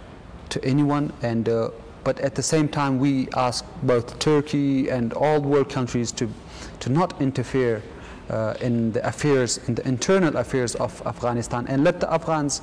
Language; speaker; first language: English; non-native, fluent; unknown